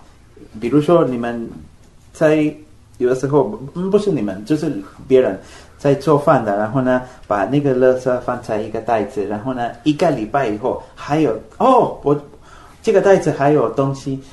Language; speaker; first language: Chinese; non-native, fluent; Spanish